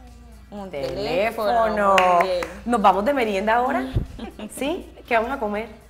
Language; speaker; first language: Spanish; native; Spanish